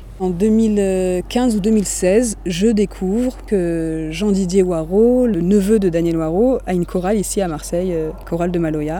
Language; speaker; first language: French; native; French